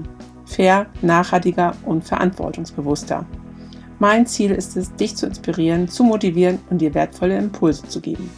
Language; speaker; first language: German; native; German